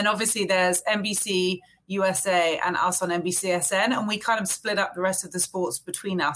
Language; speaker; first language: English; native; English